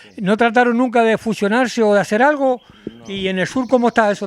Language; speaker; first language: Spanish; native; Spanish